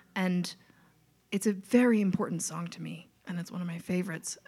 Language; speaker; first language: English; native; English